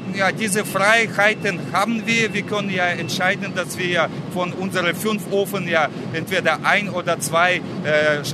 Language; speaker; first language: German; non-native, fluent; Russian